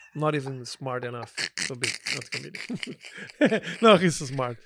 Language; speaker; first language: English; non-native, fluent; Portuguese